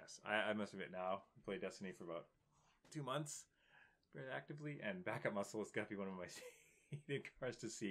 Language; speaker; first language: English; native; English